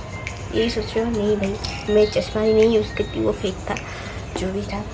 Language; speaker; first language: Hindi; non-native, learner; Bangla